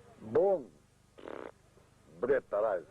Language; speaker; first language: English; non-native, learner; Japanese